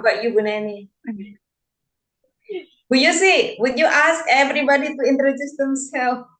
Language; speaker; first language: English; non-native, fluent; Indonesian